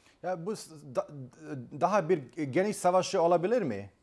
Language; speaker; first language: Turkish; non-native, fluent; Bosnian